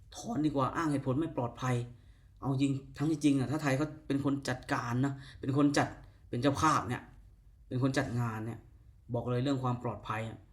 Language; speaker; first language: Thai; native; Thai